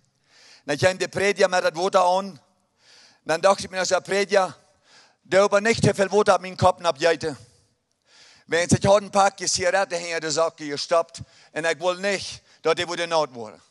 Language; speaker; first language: German; early bilingual, heritage; Plautdietsch